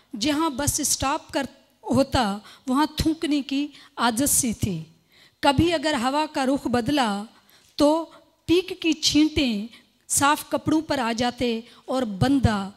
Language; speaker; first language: Urdu; non-native, local second language; Sindhi